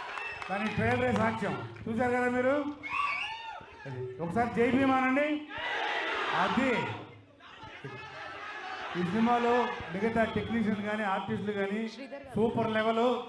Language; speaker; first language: Telugu; native; Telugu